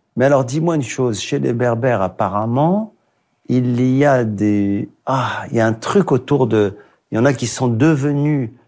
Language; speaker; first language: French; native; French